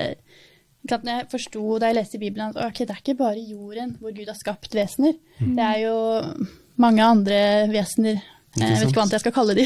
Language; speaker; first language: Norwegian; native; Norwegian